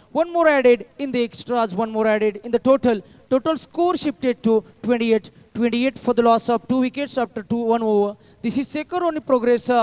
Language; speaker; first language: English; non-native, local second language; Marathi